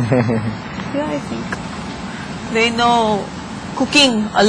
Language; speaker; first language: English; non-native, local second language; Filipino